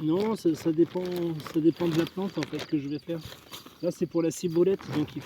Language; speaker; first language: French; native; French